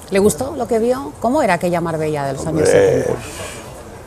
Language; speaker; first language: Spanish; native; Spanish